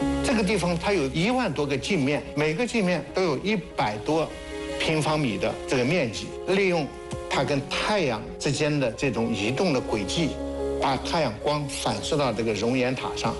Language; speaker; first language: Chinese; native; Chinese